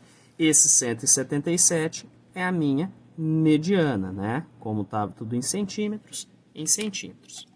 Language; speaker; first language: Portuguese; native; Portuguese